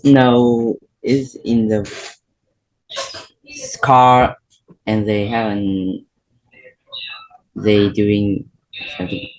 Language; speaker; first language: English; non-native, learner; Vietnamese